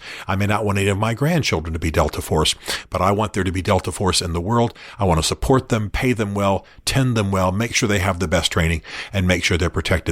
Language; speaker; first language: English; native; English